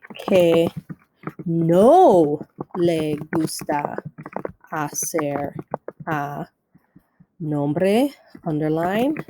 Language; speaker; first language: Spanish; non-native, fluent; English